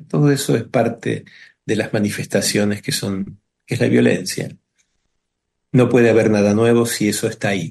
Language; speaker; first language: Spanish; native; Spanish